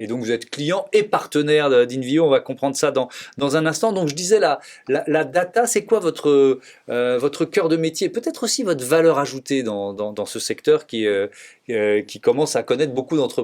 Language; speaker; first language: French; native; French